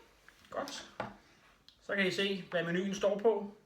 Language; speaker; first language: Danish; native; Danish